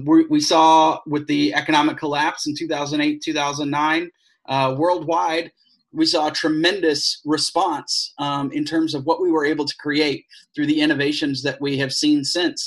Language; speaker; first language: English; native; English